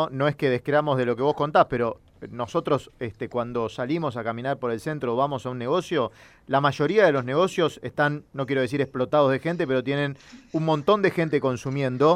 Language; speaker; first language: Spanish; native; Spanish